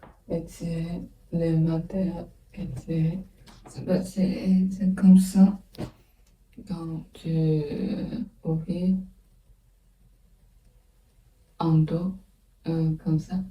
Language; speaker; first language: French; non-native, learner; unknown